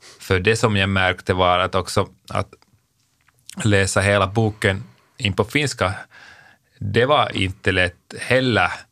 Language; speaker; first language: Swedish; non-native, local second language; Finnish